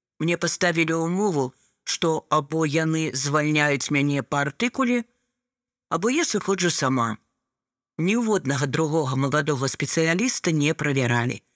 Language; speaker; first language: Belarusian; non-native, local second language; Russian